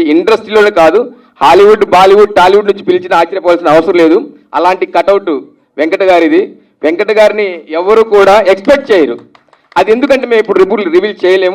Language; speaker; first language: Telugu; native; Telugu